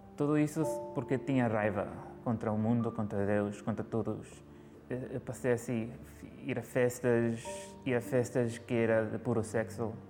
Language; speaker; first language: Portuguese; early bilingual, heritage; Portuguese